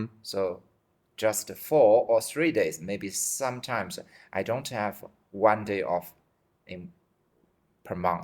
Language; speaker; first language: English; non-native, fluent; Chinese